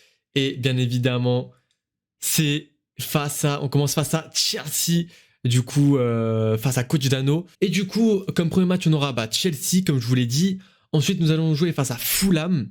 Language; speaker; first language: French; native; French